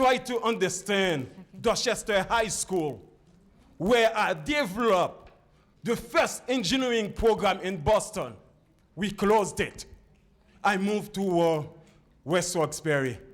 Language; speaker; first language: English; non-native, fluent; Haitian Creole